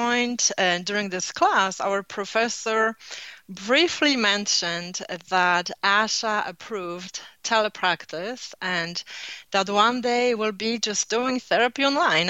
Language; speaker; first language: English; non-native, fluent; Polish